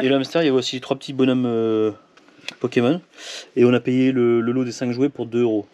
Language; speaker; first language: French; native; French